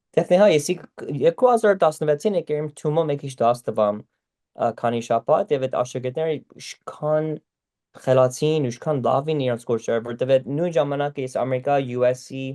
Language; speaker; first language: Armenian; early bilingual, heritage; Armenian